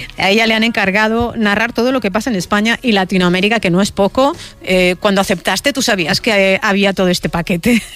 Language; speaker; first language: Spanish; native; Spanish